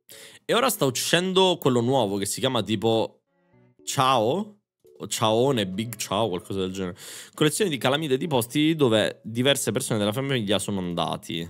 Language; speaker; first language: Italian; native; Italian